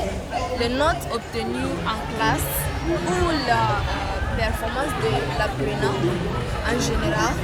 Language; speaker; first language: French; non-native, fluent; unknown